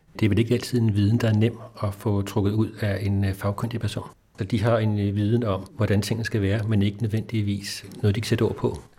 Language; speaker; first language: Danish; native; Danish